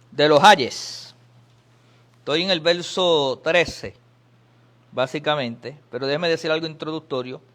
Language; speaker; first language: Spanish; native; Spanish